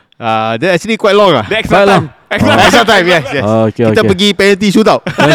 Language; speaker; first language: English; non-native, local second language; Malay